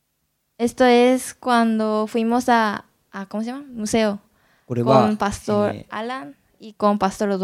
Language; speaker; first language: Spanish; non-native, learner; Japanese